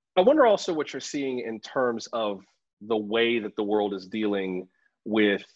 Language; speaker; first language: English; native; English